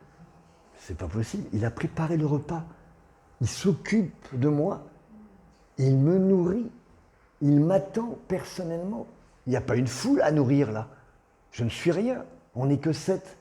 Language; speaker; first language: French; native; French